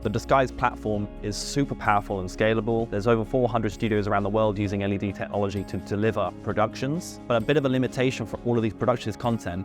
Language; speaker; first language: English; native; English